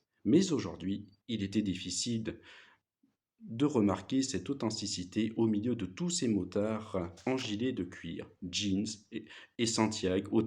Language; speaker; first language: French; native; French